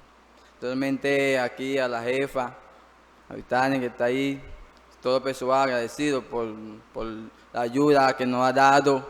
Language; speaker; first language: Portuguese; non-native, learner; Spanish